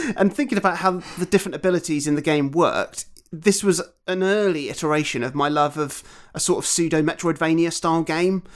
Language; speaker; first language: English; native; English